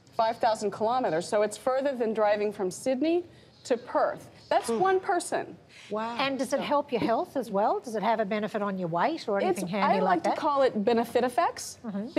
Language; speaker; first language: English; native; English